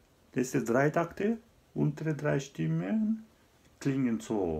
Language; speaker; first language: German; non-native, fluent; Japanese